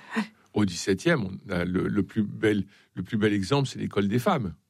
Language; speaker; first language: French; native; French